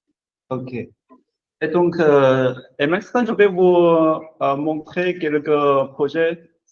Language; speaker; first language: French; non-native, learner; Chinese